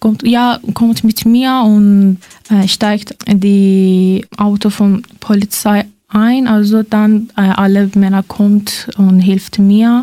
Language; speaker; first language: German; non-native, learner; Persian